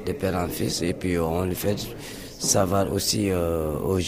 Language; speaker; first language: French; non-native, local second language; Mandingo